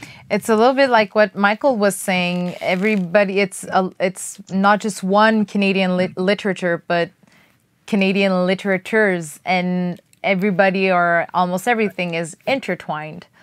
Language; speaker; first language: English; non-native, fluent; French